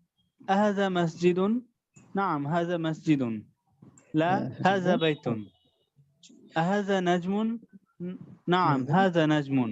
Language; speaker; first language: Arabic; non-native, learner; Bangla